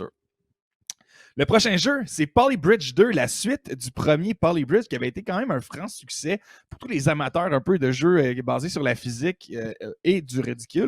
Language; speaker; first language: French; native; French